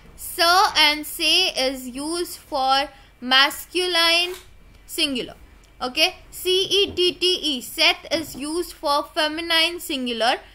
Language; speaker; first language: English; non-native, local second language; Hindi